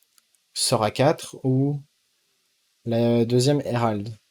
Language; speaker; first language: French; native; French